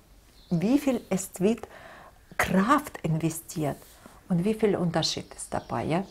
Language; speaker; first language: German; non-native, fluent; Russian